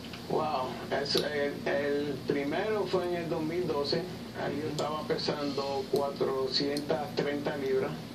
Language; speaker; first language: Spanish; early bilingual, heritage; Spanish